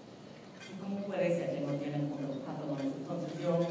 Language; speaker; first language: Spanish; non-native, fluent; English